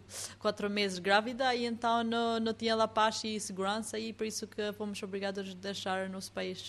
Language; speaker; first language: Portuguese; non-native, fluent; Albanian